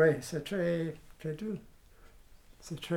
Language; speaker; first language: French; non-native, learner; English